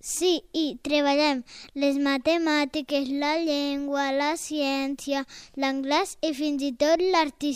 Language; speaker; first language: Catalan; early bilingual, other home language; English